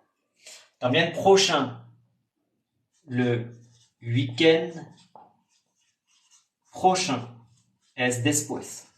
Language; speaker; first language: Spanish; non-native, fluent; French